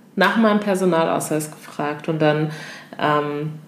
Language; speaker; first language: German; early bilingual, other home language; Ewe